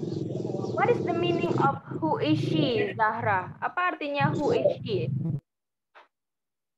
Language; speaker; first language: English; non-native, fluent; Indonesian